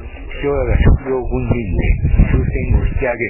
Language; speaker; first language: Japanese; native; Japanese